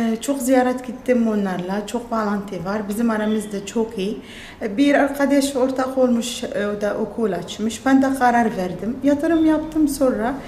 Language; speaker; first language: Turkish; non-native, learner; Arabic